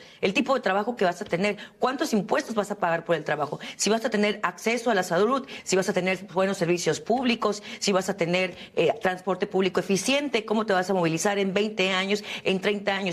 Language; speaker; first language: Spanish; native; Spanish